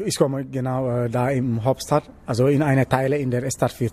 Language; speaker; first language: German; non-native, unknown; Wolof